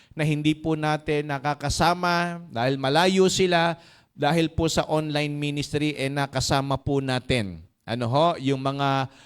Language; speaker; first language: Filipino; native; Filipino